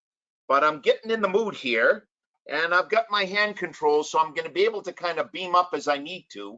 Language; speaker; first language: English; native; English